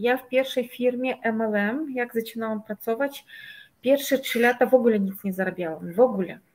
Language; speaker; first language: Polish; non-native, fluent; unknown